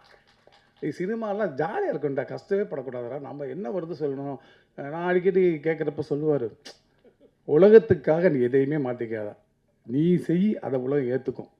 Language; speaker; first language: Tamil; native; Tamil